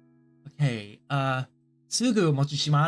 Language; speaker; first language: Japanese; non-native, learner; English